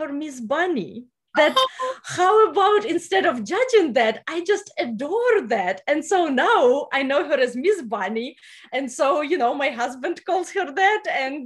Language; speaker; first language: English; non-native, fluent; Russian